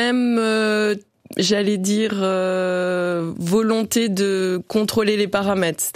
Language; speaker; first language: French; native; French